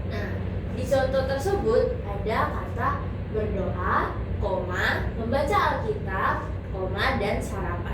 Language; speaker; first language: Indonesian; native; Indonesian